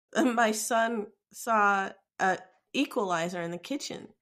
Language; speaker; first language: English; native; English